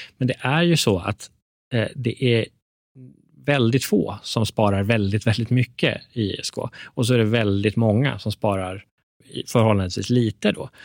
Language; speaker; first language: Swedish; early bilingual, other home language; Persian